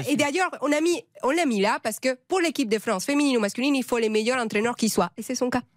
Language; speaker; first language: French; non-native, fluent; Spanish